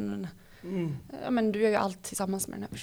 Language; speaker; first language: Swedish; native; Swedish